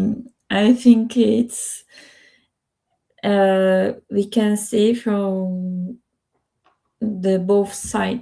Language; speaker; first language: English; non-native, learner; Spanish